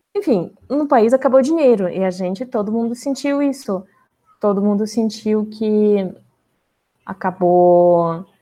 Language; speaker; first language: Portuguese; non-native, fluent; Russian